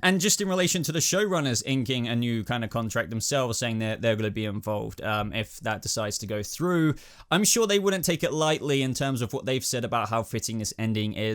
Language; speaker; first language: English; native; English